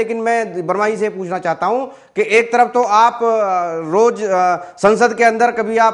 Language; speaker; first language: Hindi; native; Hindi